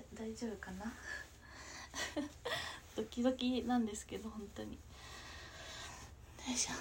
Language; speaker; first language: Japanese; native; Japanese